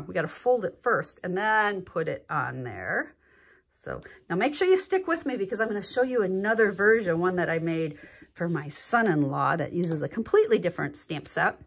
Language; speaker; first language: English; native; English